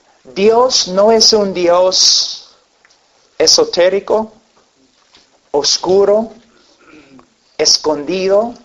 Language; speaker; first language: Spanish; non-native, fluent; English